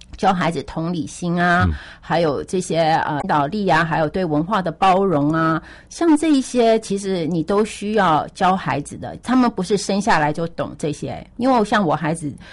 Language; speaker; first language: Chinese; native; Chinese